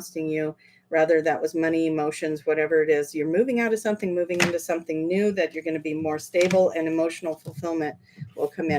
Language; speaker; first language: English; native; English